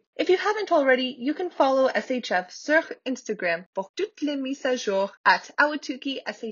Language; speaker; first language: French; non-native, learner; English